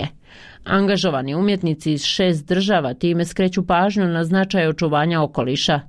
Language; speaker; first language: Croatian; native; Croatian